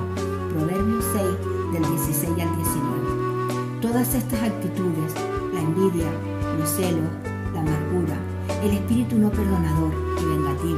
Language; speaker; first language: Spanish; native; Spanish